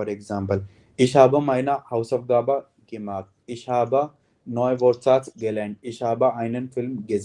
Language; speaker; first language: German; non-native, fluent; Hindi